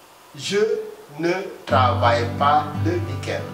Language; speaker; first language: French; non-native, fluent; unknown